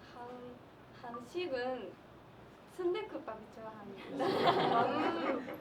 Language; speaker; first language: Korean; non-native, learner; Japanese